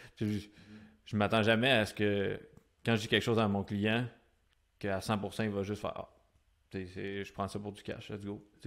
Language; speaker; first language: French; native; French